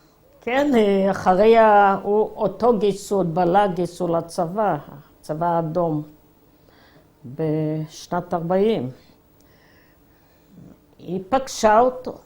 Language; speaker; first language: Hebrew; non-native, fluent; Yiddish